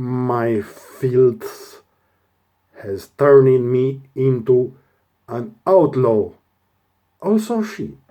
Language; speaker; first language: English; non-native, learner; Romanian